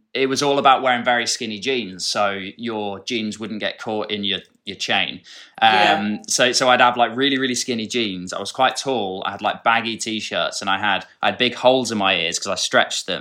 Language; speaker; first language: English; native; English